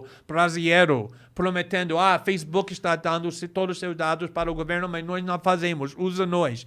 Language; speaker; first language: Portuguese; non-native, fluent; English